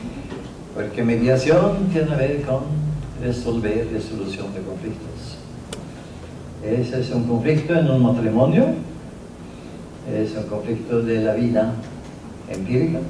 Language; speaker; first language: Spanish; non-native, fluent; Norwegian